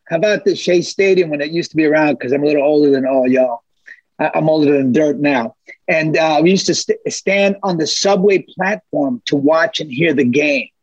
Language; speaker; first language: English; early bilingual, other home language; Spanish